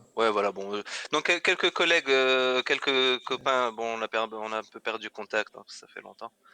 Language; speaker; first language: French; non-native, local second language; Arabic